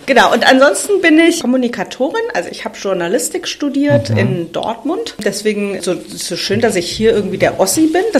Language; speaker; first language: German; native; German